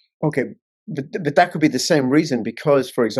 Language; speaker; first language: English; native; English